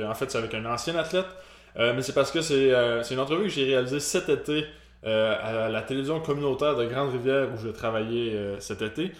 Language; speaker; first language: French; native; French